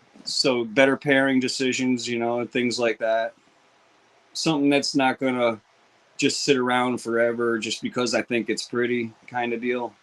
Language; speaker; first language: English; native; English